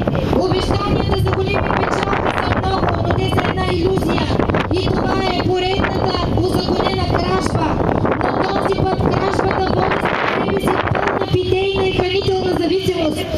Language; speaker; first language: Bulgarian; native; Bulgarian